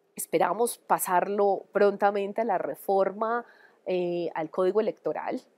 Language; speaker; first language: Spanish; native; Spanish